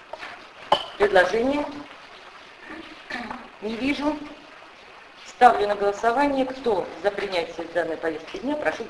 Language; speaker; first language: Russian; native; Russian